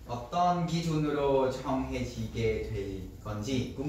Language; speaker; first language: Korean; non-native, learner; Vietnamese